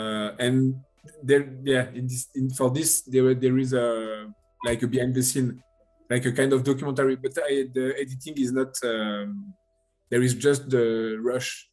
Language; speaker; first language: English; non-native, learner; French